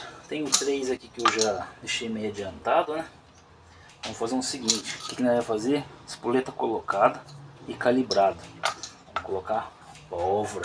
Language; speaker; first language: Portuguese; native; Portuguese